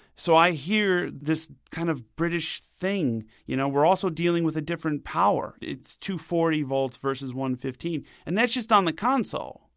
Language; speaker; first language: English; native; English